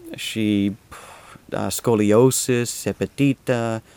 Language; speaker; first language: Romanian; non-native, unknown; English